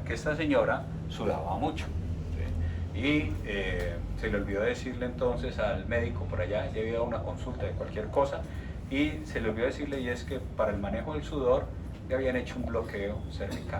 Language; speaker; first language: Spanish; native; Spanish